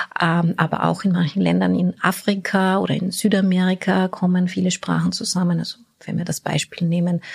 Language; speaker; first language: German; early bilingual, other home language; Bulgarian